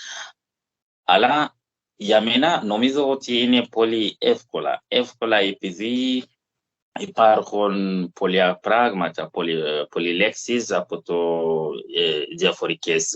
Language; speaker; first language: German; non-native, fluent; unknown